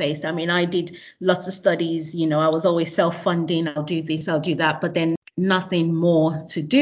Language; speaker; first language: English; non-native, local second language; Yoruba